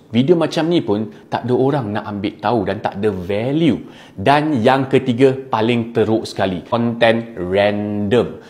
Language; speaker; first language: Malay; native; Malay